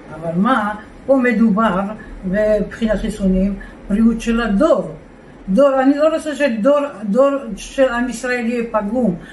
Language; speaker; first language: Hebrew; non-native, fluent; Georgian